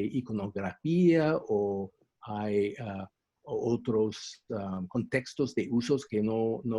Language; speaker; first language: Spanish; non-native, fluent; English